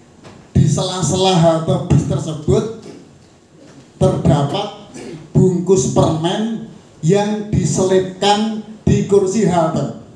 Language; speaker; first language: Indonesian; native; Indonesian